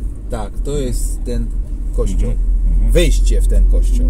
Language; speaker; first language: Polish; non-native, fluent; Georgian